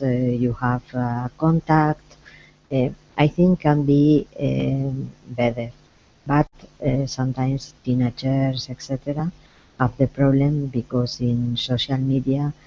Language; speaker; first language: English; non-native, learner; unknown